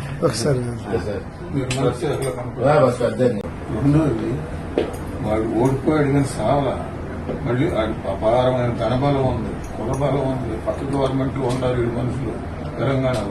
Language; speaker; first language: Telugu; native; Telugu